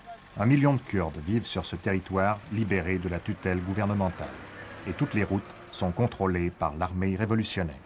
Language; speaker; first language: French; native; French